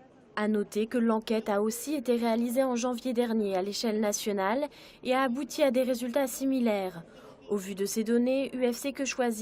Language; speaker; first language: French; native; French